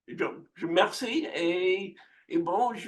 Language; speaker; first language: French; non-native, fluent; English